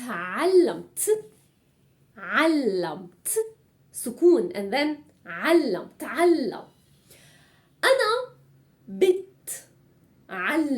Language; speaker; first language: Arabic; native; Arabic